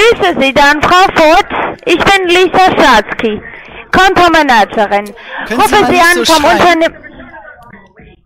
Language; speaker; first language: German; non-native, learner; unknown